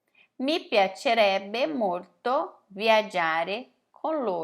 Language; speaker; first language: Italian; non-native, fluent; Portuguese